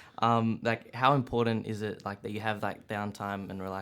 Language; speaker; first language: English; native; English